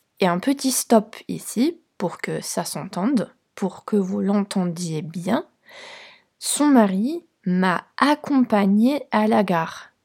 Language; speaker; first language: French; non-native, fluent; Polish